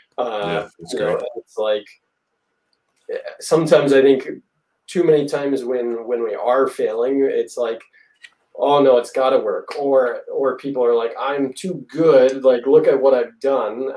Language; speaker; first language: English; native; English